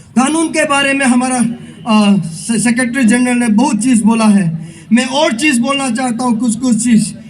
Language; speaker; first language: Hindi; non-native, local second language; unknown